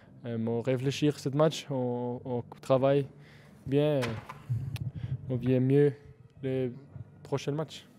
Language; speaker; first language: French; non-native, learner; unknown